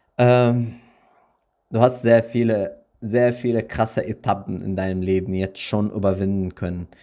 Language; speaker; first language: German; early bilingual, other home language; Arabic